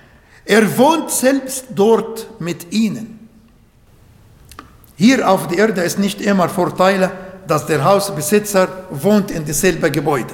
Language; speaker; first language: German; non-native, learner; Arabic